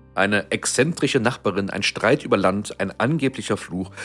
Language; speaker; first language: German; native; German